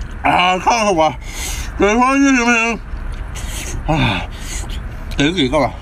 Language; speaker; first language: Chinese; native; Chinese